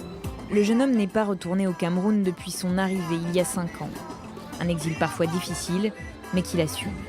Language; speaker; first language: French; native; French